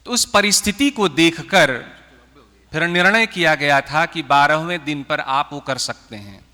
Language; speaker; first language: Hindi; early bilingual, heritage; Hindi